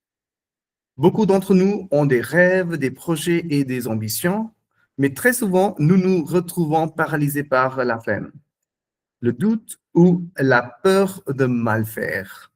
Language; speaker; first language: French; non-native, fluent; Hindi